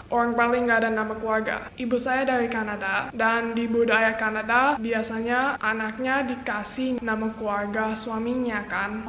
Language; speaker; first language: Indonesian; non-native, local second language; English